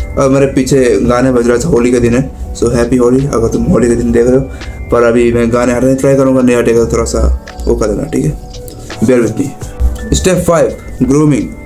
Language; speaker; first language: Hindi; non-native, local second language; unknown